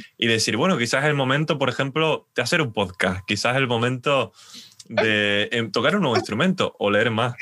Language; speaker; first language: Spanish; native; Spanish